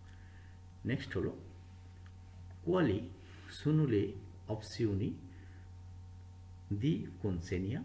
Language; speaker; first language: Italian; non-native, fluent; Bangla